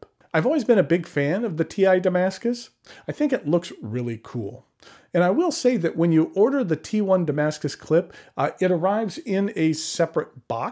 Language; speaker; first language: English; native; English